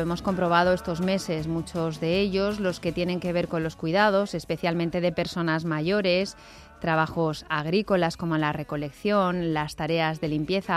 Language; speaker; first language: Spanish; native; Spanish